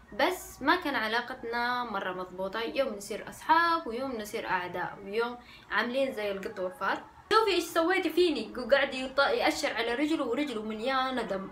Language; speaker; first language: Arabic; early bilingual, other home language; Korean